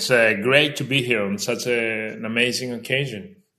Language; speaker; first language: English; non-native, fluent; Greek